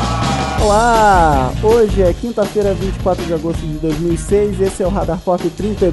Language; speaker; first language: Portuguese; native; Portuguese